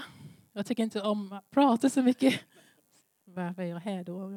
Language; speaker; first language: Swedish; non-native, learner; English